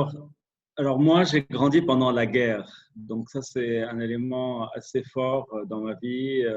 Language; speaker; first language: French; non-native, local second language; Arabic